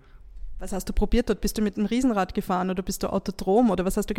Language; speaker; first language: German; native; German